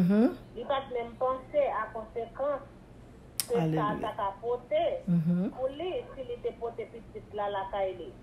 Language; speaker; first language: French; non-native, local second language; Haitian Creole